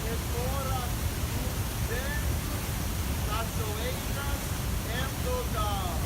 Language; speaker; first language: Portuguese; non-native, learner; English